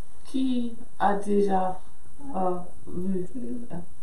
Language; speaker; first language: French; non-native, fluent; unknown